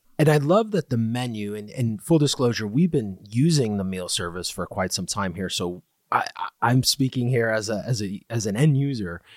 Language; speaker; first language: English; native; English